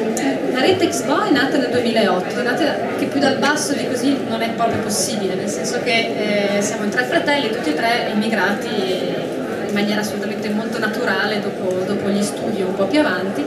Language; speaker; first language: Italian; native; Italian